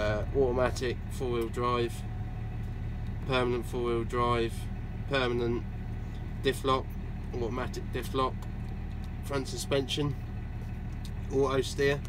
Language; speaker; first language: English; native; English